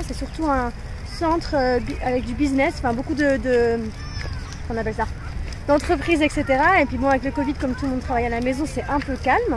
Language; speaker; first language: French; native; French